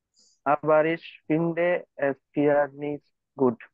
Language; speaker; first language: German; non-native, learner; Bangla